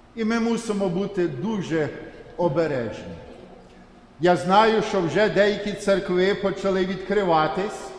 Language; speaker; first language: Ukrainian; early bilingual, heritage; Ukrainian